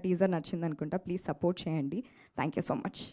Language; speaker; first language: Telugu; early bilingual, heritage; Telugu